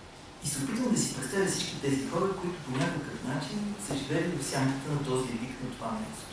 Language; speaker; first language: Bulgarian; native; Bulgarian